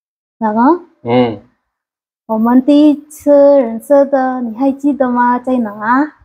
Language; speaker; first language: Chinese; non-native, learner; Indonesian